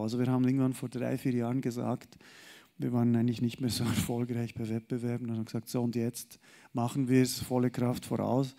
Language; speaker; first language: German; native; German